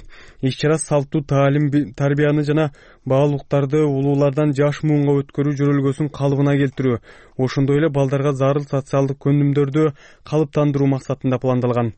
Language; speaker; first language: Kyrgyz; native; Kyrgyz